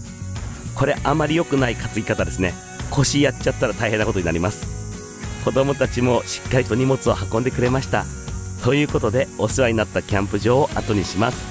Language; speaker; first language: Japanese; native; Japanese